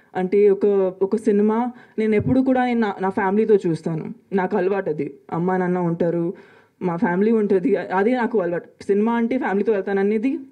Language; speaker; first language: Telugu; non-native, local second language; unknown